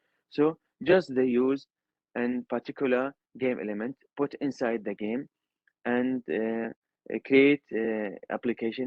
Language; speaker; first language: English; non-native, learner; Arabic